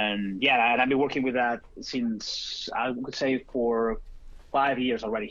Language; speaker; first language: English; non-native, fluent; Spanish